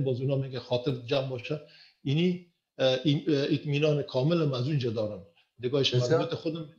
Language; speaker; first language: Persian; native; Persian